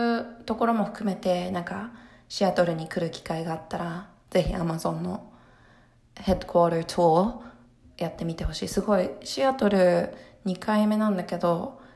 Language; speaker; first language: Japanese; early bilingual, heritage; Japanese